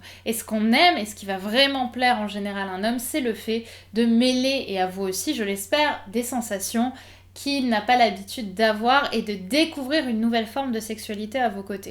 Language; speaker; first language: French; native; French